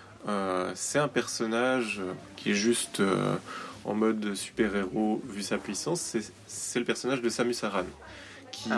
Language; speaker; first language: French; native; French